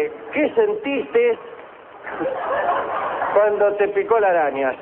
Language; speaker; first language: Spanish; native; Spanish